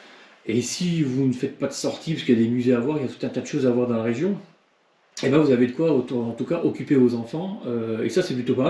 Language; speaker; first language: French; native; French